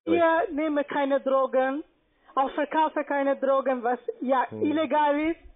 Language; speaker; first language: German; non-native, fluent; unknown